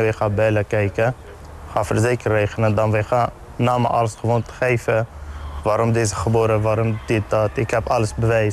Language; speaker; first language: Dutch; non-native, learner; Arabic